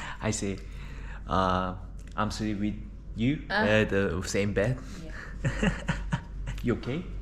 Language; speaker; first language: English; non-native, learner; Korean